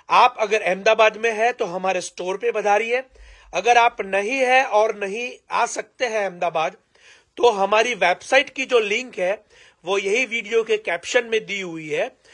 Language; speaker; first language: Hindi; non-native, local second language; Gujarati